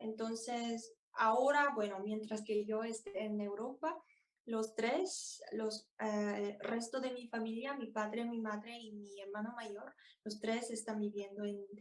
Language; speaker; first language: Spanish; non-native, fluent; Korean